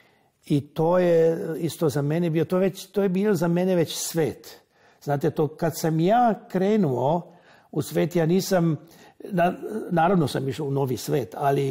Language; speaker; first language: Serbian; non-native, local second language; Hungarian